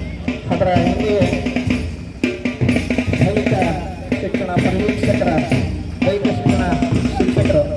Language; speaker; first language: Kannada; native; Kannada